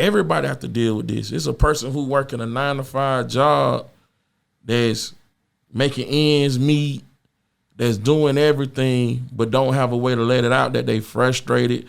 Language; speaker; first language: English; native; English